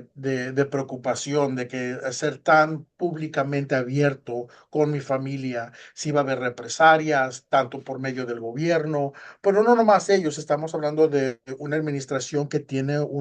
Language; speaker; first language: Spanish; early bilingual, heritage; Spanish